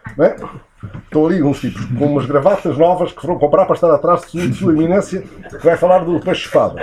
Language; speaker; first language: Portuguese; native; Portuguese